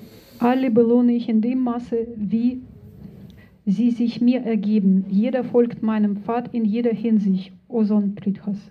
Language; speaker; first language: German; non-native, fluent; Russian